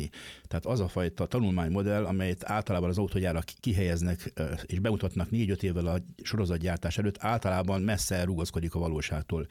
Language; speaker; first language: Hungarian; native; Hungarian